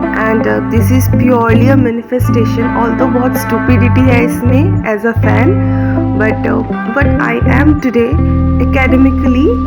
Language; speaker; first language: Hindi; non-native, local second language; Assamese